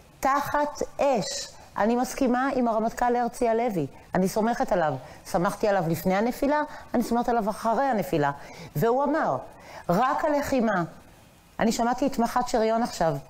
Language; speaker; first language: Hebrew; native; Hebrew